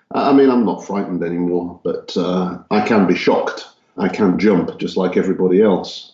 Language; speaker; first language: English; native; English